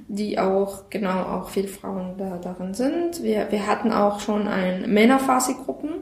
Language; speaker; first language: German; non-native, fluent; Arabic